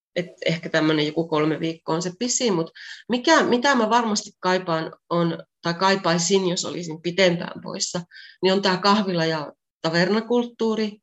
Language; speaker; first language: Finnish; native; Finnish